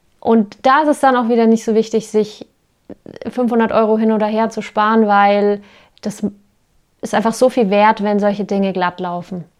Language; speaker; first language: German; native; German